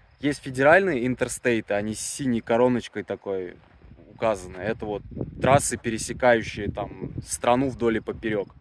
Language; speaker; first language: Russian; native; Russian